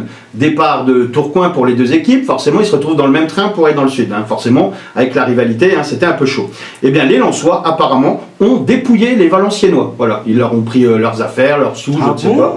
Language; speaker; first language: French; native; French